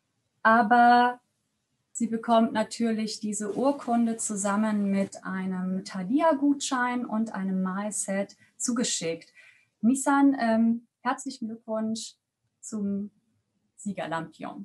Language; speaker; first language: German; native; German